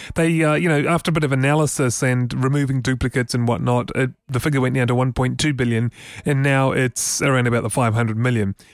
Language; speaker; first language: English; native; English